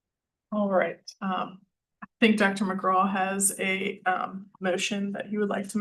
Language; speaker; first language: English; native; English